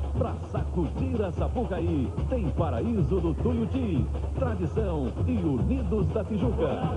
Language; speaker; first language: Portuguese; native; Portuguese